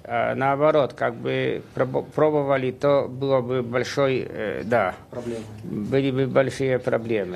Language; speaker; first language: Russian; non-native, fluent; Polish